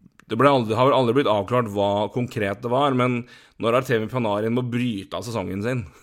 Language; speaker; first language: Norwegian; native; Norwegian